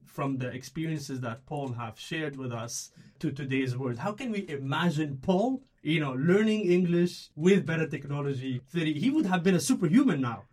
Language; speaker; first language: English; early bilingual, other home language; Arabic